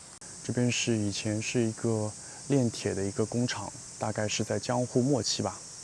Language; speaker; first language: Chinese; native; Chinese